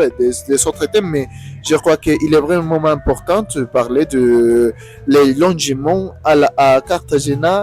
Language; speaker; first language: French; non-native, learner; Spanish